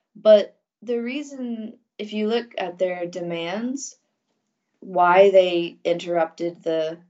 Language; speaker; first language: English; early bilingual, other home language; Russian